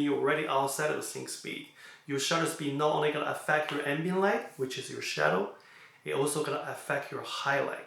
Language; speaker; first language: English; non-native, fluent; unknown